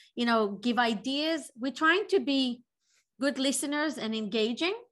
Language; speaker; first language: English; non-native, fluent; Hebrew